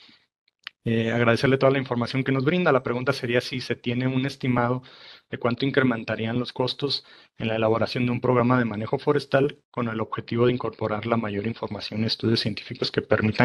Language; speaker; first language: Spanish; native; Spanish